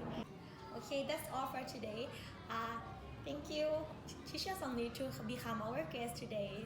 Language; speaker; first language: English; non-native, learner; Thai